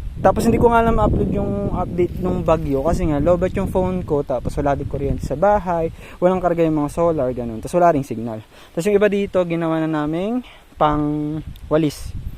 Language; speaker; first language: Filipino; non-native, local second language; Bikol